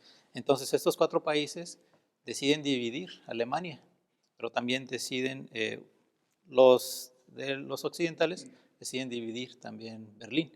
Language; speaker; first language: Spanish; native; Spanish